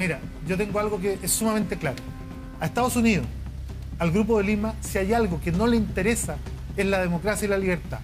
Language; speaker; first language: Spanish; native; Spanish